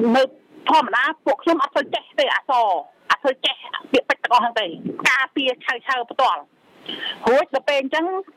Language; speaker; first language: Khmer; non-native, local second language; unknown